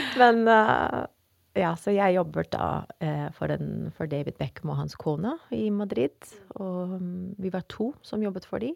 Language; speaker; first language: Norwegian; non-native, fluent; Dutch